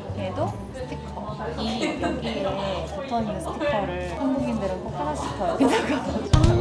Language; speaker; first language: Korean; native; Korean